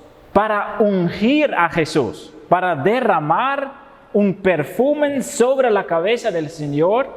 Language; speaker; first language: Spanish; non-native, fluent; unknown